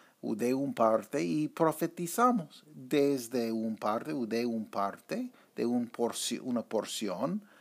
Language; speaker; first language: Spanish; non-native, fluent; English